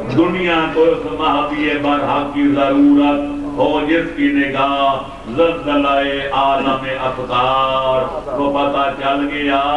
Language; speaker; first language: Urdu; non-native, local second language; Punjabi